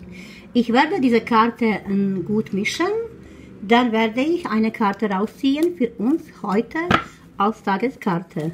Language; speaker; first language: German; non-native, fluent; Croatian